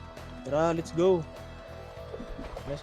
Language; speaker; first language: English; non-native, local second language; Filipino